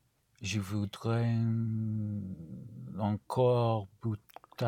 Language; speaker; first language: French; non-native, learner; English